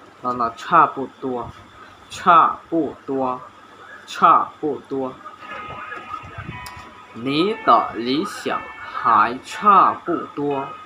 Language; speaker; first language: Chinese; non-native, learner; Hmong